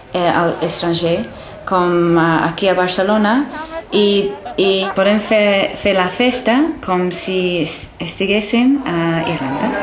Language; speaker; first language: Catalan; non-native, learner; English